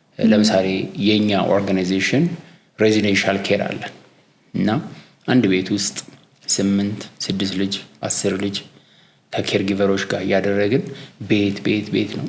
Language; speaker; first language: Amharic; native; Amharic